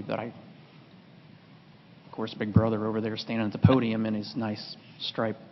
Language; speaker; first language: English; native; English